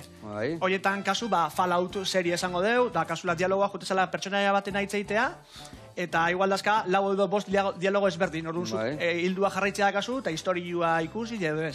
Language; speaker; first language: Basque; native; Basque